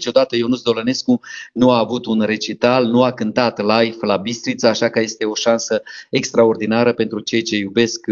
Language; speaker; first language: Romanian; native; Romanian